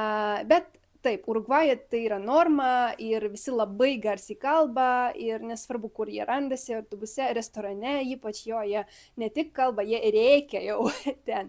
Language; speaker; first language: Lithuanian; early bilingual, other home language; Spanish